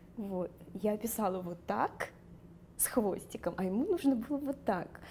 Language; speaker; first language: Russian; non-native, local second language; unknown